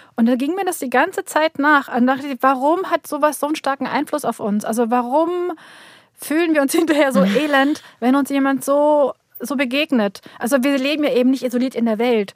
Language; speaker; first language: German; early bilingual, other home language; Turkish